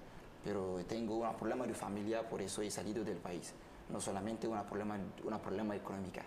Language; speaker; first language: Spanish; non-native, learner; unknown